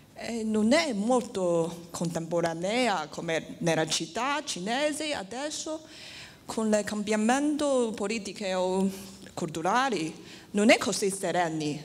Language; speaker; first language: Italian; non-native, learner; Chinese